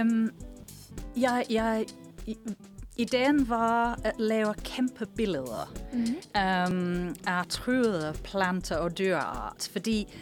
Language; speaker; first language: Danish; non-native, fluent; English